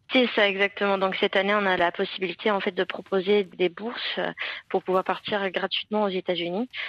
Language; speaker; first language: French; non-native, fluent; English